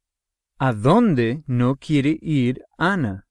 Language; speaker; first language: Spanish; non-native, fluent; English